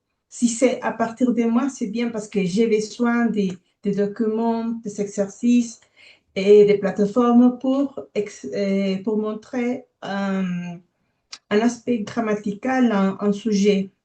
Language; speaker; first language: French; non-native, fluent; Spanish